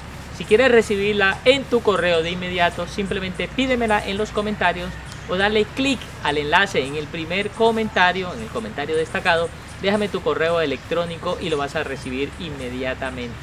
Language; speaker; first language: Spanish; native; Spanish